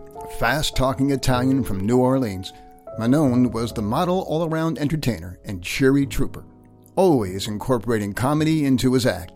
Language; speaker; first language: English; native; English